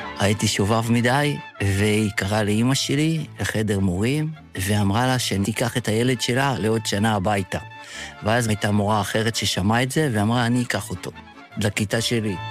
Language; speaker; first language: Hebrew; early bilingual, other home language; Yiddish